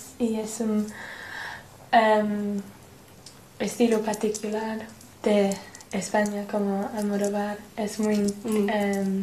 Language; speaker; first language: Spanish; non-native, learner; English